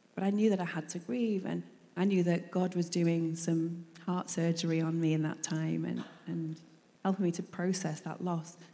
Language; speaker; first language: English; native; English